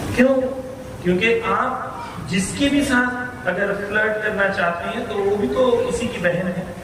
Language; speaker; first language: Urdu; native; Urdu